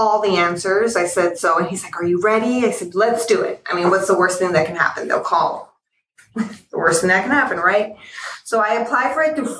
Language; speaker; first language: English; early bilingual, other home language; Spanish